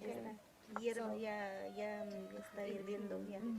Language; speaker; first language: Spanish; non-native, local second language; Quechua